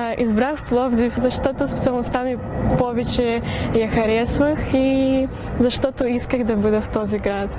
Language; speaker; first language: Bulgarian; early bilingual, heritage; Bulgarian